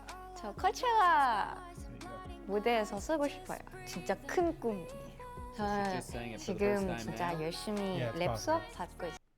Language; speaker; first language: Korean; non-native, fluent; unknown